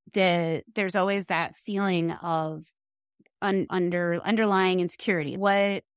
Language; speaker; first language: English; native; English